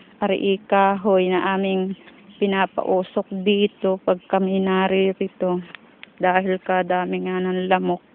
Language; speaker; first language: Filipino; native; Filipino